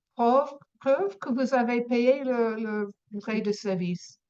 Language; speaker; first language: French; non-native, learner; English